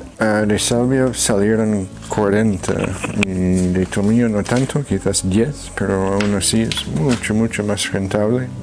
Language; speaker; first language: Spanish; non-native, fluent; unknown